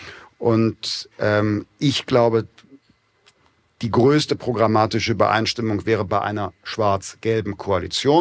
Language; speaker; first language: German; native; German